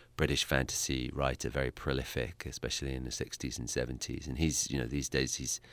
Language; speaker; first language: English; native; English